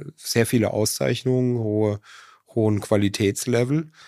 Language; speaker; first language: German; native; German